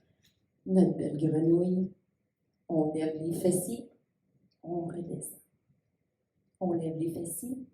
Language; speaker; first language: French; native; French